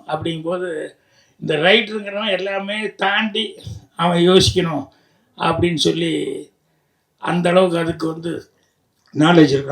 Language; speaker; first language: Tamil; native; Tamil